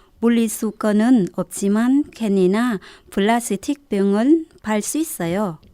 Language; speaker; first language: Korean; non-native, fluent; Vietnamese